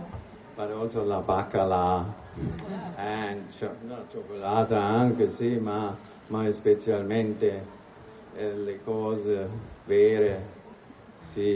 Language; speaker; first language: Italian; non-native, learner; German